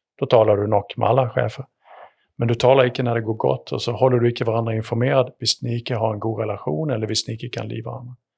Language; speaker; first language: Swedish; native; Swedish